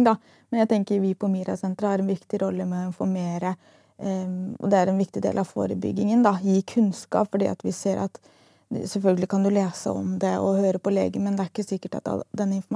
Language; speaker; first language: Norwegian; native; Norwegian